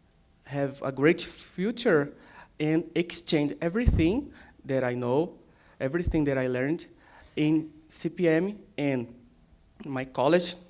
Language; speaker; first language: English; non-native, learner; Portuguese